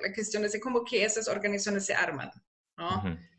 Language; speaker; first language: Spanish; non-native, fluent; German